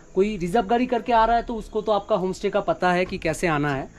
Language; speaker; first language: Hindi; non-native, local second language; Bangla